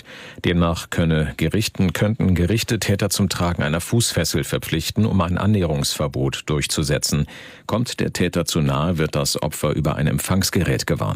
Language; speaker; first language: German; native; German